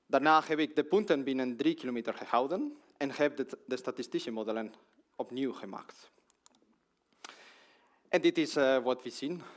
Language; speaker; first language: Dutch; non-native, learner; Spanish